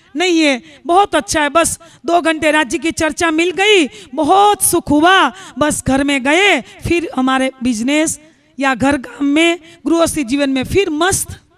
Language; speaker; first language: Hindi; non-native, local second language; Gujarati